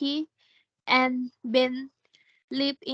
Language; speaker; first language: English; non-native, learner; Thai